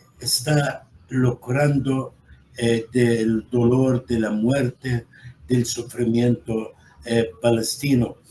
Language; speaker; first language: Spanish; non-native, fluent; Arabic